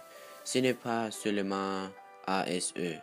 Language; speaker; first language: French; non-native, learner; Danish